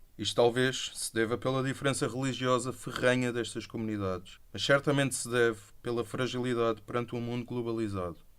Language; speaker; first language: Portuguese; native; Portuguese